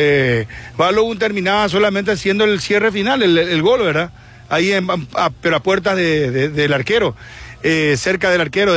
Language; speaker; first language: Spanish; native; Spanish